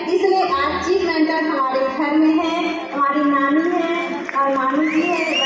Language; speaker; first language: Hindi; native; Hindi